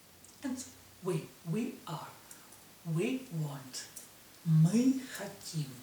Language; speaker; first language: English; non-native, learner; Russian